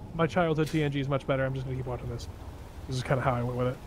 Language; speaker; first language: English; native; English